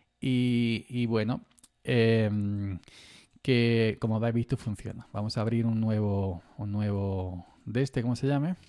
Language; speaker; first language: Spanish; native; Spanish